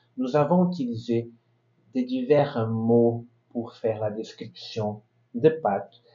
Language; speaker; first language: French; non-native, fluent; Portuguese